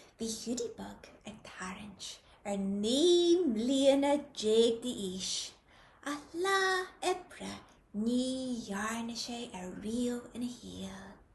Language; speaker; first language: Irish; native; Irish